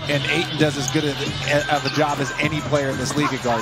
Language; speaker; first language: English; native; English